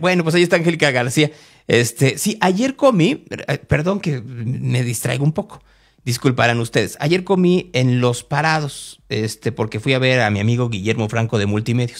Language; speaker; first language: Spanish; native; Spanish